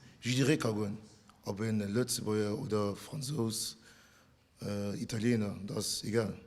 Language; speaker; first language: German; non-native, local second language; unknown